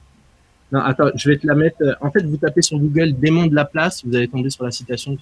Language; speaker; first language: French; native; French